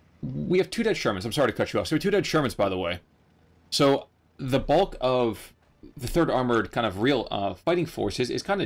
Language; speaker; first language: English; native; English